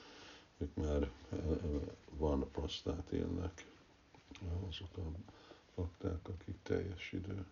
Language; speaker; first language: Hungarian; early bilingual, heritage; Hungarian